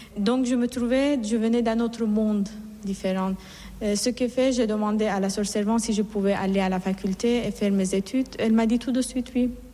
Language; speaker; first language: French; non-native, fluent; Persian